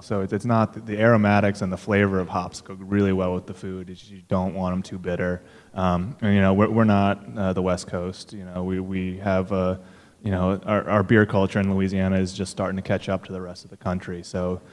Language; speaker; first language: English; native; English